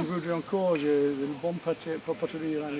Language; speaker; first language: French; non-native, learner; English